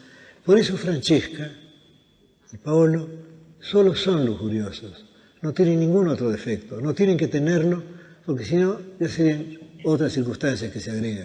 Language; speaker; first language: Spanish; native; Spanish